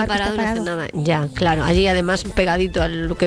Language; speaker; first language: Spanish; native; Spanish